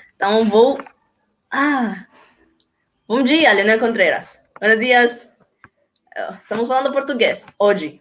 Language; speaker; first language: Portuguese; non-native, learner; Spanish